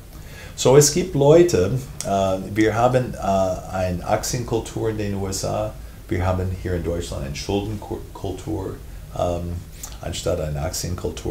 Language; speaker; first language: German; non-native, fluent; English